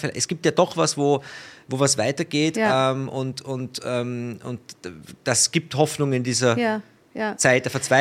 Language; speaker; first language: German; native; German